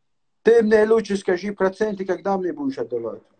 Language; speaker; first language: Russian; native; Russian